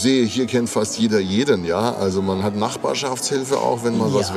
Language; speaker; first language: German; native; German